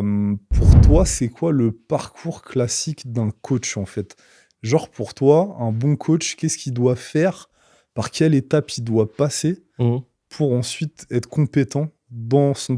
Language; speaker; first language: French; native; French